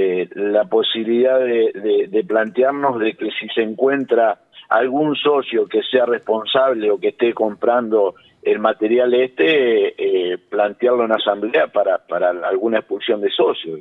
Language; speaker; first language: Spanish; native; Spanish